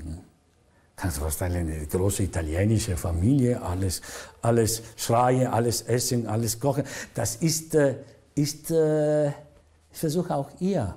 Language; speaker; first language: German; non-native, learner; Italian